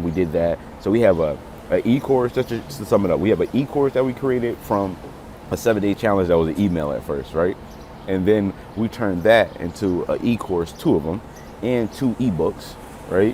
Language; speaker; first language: English; native; English